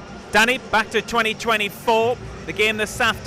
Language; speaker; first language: English; native; English